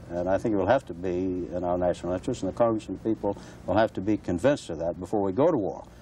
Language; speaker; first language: English; native; English